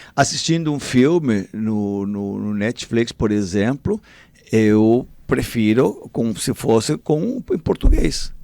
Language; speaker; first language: Portuguese; non-native, fluent; Spanish